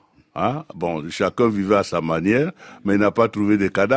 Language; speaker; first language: French; non-native, local second language; Duala